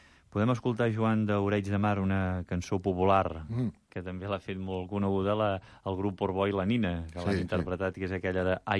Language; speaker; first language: Catalan; native; Catalan